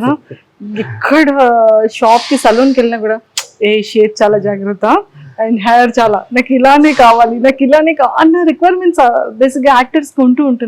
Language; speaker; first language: Telugu; native; Telugu